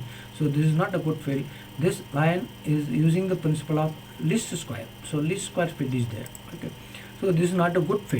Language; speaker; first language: English; non-native, local second language; Tamil